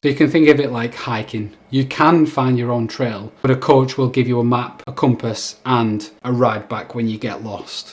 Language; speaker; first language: English; native; English